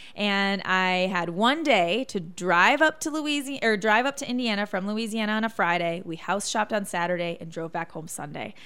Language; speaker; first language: English; native; English